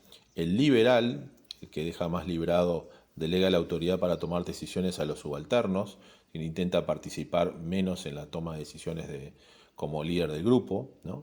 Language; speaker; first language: Spanish; native; Spanish